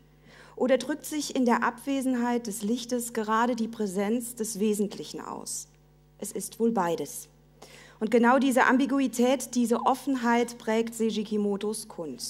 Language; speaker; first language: German; native; German